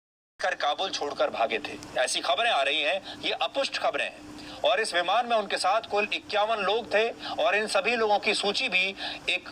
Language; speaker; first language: Hindi; native; Hindi